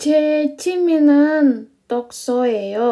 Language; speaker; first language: Korean; non-native, fluent; Indonesian